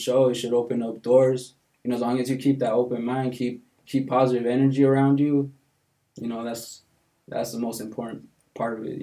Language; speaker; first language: English; native; English